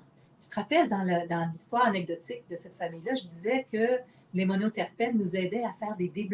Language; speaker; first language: French; native; French